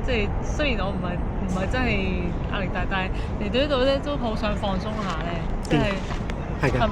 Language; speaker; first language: Cantonese; native; Cantonese